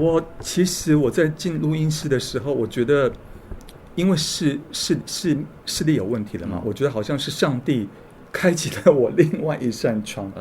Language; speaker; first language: Chinese; native; Chinese